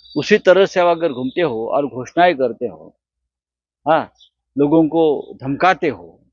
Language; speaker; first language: Hindi; non-native, local second language; Marathi